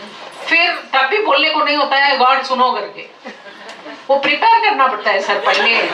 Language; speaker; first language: Hindi; non-native, local second language; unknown